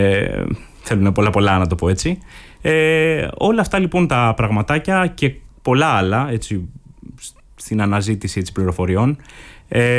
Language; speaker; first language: Greek; native; Greek